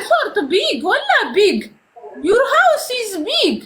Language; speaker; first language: English; non-native, learner; Amharic